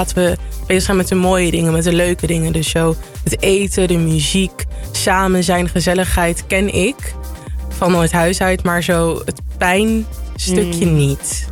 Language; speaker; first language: Dutch; early bilingual, other home language; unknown